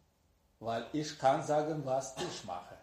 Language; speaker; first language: German; non-native, learner; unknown